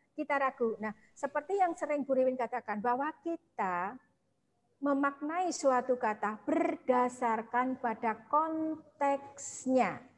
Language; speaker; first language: Indonesian; non-native, local second language; Javanese